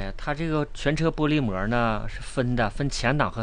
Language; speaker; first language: Chinese; native; Chinese